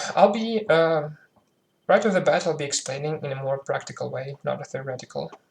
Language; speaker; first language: English; non-native, fluent; Ukrainian